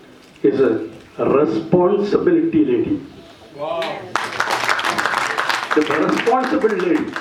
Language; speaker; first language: English; non-native, learner; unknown